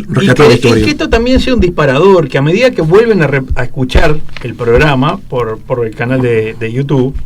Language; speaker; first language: Spanish; native; Spanish